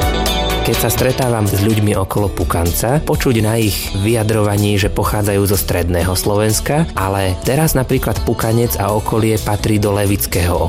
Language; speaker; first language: Slovak; native; Slovak